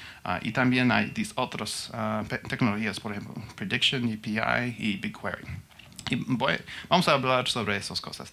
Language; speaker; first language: Spanish; non-native, learner; English